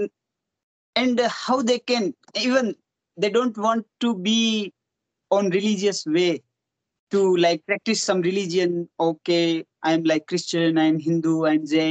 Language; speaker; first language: English; non-native, local second language; Hindi